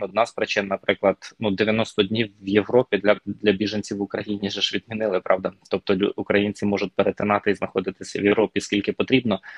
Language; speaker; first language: Ukrainian; native; Ukrainian